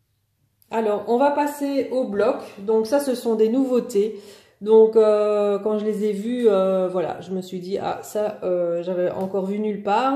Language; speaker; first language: French; native; French